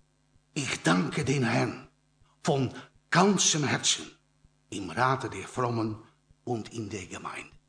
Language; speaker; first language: German; non-native, learner; Dutch